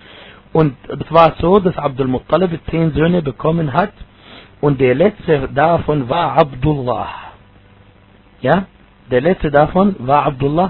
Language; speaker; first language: German; non-native, fluent; Arabic